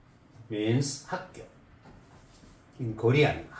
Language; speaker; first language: English; non-native, learner; Korean